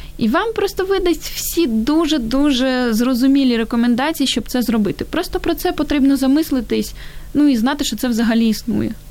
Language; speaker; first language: Ukrainian; native; Ukrainian